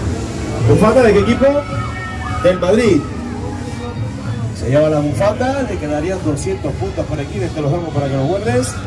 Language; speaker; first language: Spanish; native; Spanish